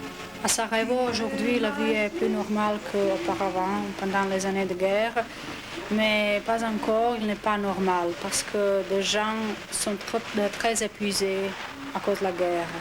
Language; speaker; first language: French; non-native, learner; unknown